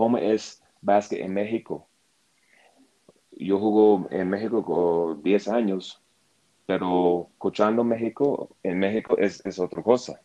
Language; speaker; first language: Spanish; non-native, learner; English